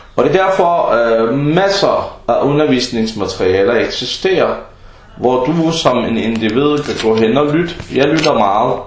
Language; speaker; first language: Danish; early bilingual, other home language; Arabic